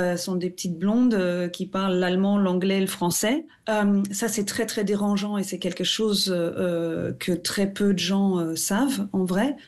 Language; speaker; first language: French; non-native, fluent; German